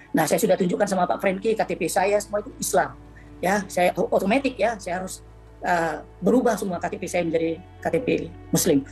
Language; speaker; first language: Indonesian; native; Indonesian